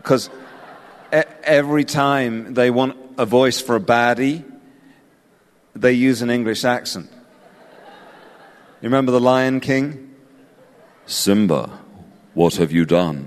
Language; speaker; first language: English; native; English